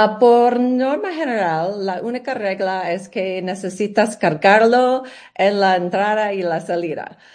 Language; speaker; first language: Spanish; non-native, learner; English